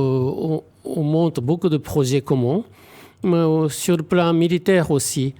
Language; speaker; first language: French; non-native, fluent; Japanese